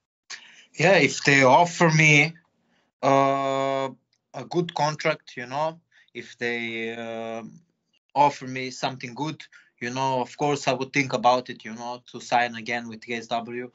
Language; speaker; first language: English; non-native, fluent; Serbian